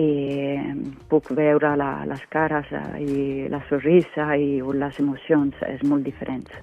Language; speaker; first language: Catalan; non-native, fluent; Italian